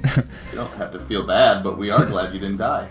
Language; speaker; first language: English; native; English